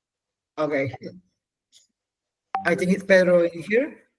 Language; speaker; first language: English; non-native, learner; Spanish